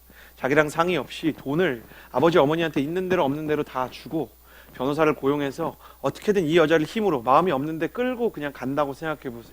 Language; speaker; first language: Korean; native; Korean